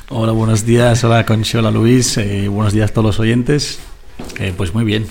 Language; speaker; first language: Spanish; non-native, fluent; Italian